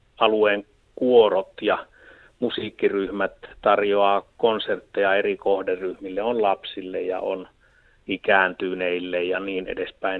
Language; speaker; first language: Finnish; native; Finnish